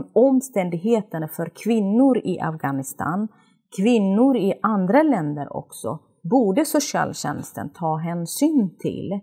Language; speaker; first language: Swedish; non-native, fluent; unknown